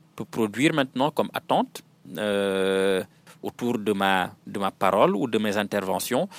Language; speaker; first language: French; non-native, local second language; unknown